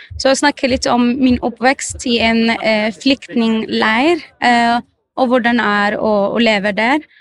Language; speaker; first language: Norwegian; non-native, fluent; Arabic